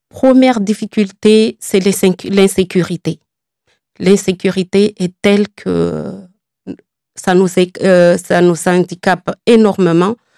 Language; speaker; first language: French; non-native, local second language; Comorian